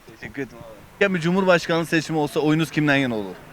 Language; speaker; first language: Turkish; native; Turkish